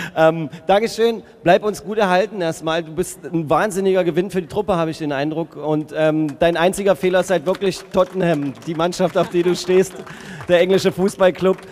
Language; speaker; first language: German; native; German